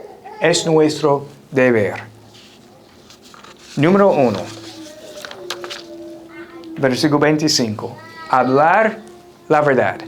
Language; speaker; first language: Spanish; non-native, fluent; English